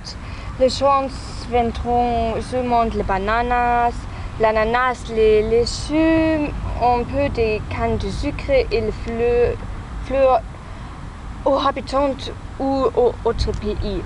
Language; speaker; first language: French; non-native, learner; German